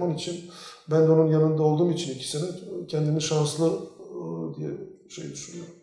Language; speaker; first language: Turkish; non-native, fluent; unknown